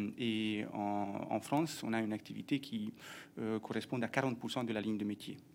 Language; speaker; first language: French; non-native, fluent; Hungarian